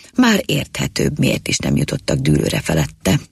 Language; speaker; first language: Hungarian; native; Hungarian